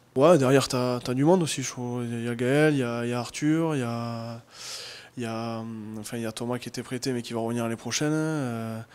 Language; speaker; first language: French; native; French